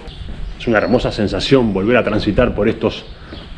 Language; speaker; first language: Spanish; native; Spanish